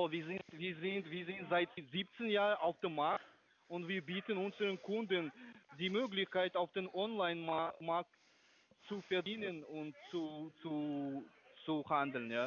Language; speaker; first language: German; non-native, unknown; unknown